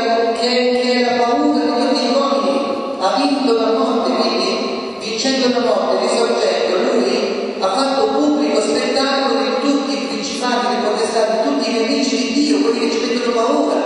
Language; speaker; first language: Italian; native; Italian